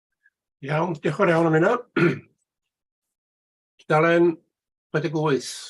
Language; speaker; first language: Welsh; native; Welsh